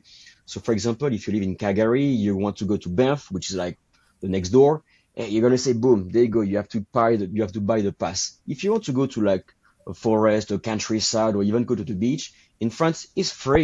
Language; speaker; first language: English; non-native, fluent; French